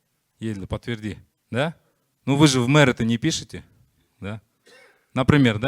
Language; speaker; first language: Russian; native; Russian